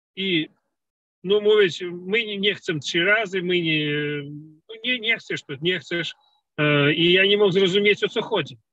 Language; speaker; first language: Polish; non-native, learner; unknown